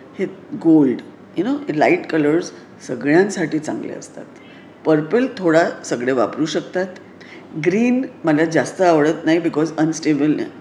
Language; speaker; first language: Marathi; non-native, local second language; Sindhi